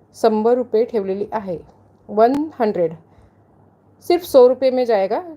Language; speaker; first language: Hindi; non-native, local second language; Marathi